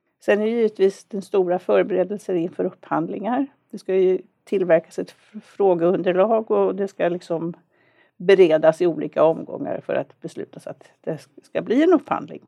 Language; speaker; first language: Swedish; native; Swedish